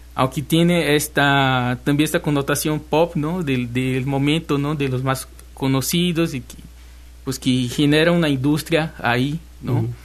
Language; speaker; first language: Spanish; non-native, fluent; Portuguese